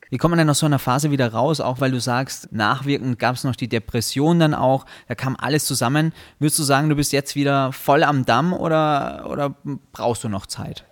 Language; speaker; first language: German; native; German